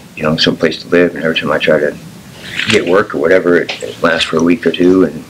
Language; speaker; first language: English; native; English